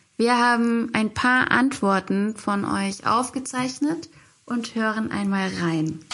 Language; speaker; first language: German; native; German